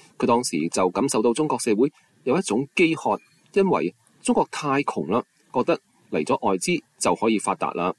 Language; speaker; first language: Chinese; non-native, local second language; Cantonese